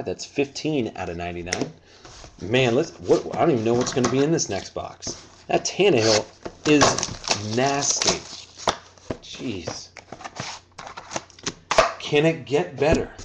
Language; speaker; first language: English; native; English